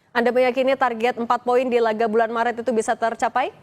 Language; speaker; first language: Indonesian; native; Indonesian